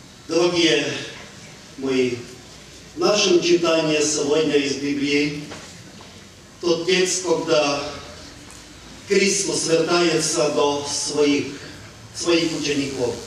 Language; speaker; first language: Ukrainian; non-native, learner; Hungarian